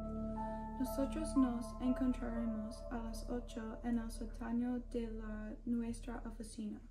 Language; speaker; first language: Spanish; non-native, learner; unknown